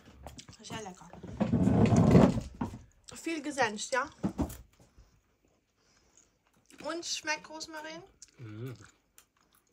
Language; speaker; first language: German; non-native, fluent; Ukrainian